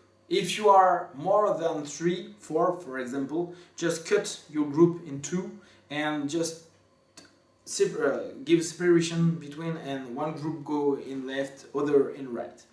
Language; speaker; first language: English; non-native, fluent; French